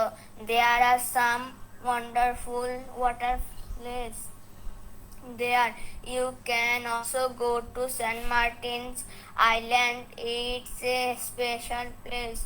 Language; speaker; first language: English; non-native, learner; Bangla